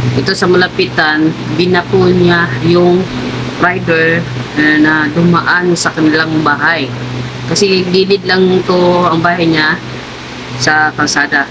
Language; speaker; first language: Filipino; non-native, local second language; Cebuano